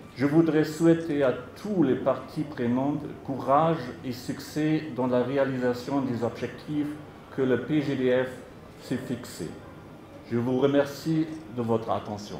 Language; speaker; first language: French; non-native, local second language; Lingala